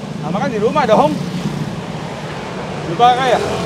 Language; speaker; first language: Indonesian; native; Indonesian